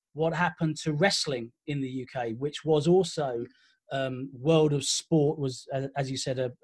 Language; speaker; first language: English; native; English